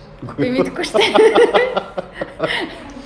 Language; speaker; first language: Mongolian; early bilingual, heritage; Mongolian